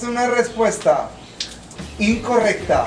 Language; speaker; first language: Spanish; native; Spanish